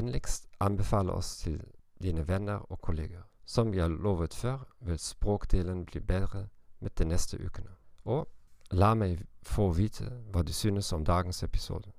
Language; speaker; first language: Norwegian; non-native, learner; German